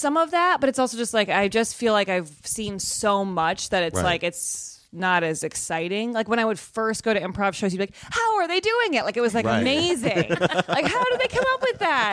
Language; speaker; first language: English; native; English